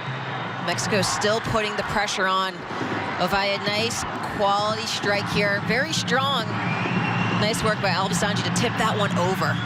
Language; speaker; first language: English; native; English